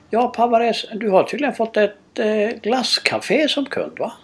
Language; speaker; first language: Swedish; native; Swedish